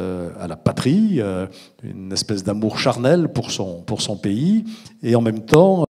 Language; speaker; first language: French; native; French